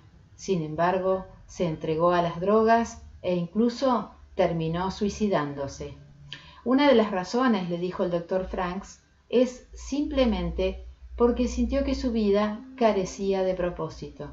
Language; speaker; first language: Spanish; native; Spanish